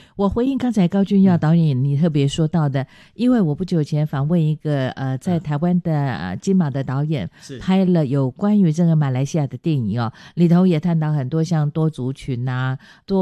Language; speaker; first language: Chinese; non-native, local second language; Min Nan Chinese